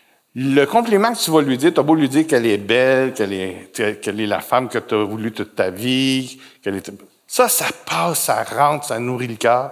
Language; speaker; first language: French; native; French